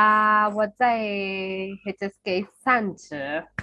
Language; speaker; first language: Chinese; non-native, learner; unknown